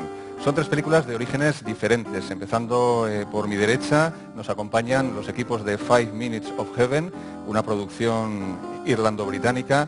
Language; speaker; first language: Spanish; native; Spanish